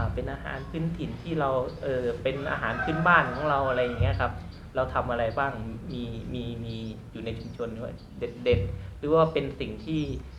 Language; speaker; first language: Thai; native; Thai